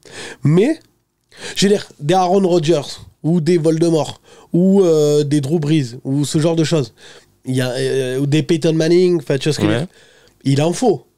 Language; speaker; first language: French; native; French